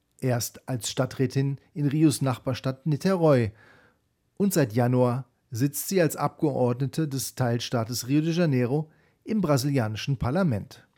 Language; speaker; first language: German; native; German